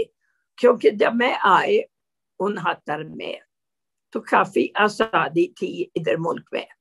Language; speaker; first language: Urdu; non-native, learner; Swedish